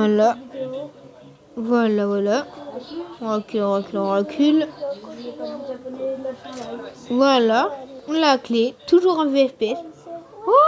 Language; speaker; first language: French; native; French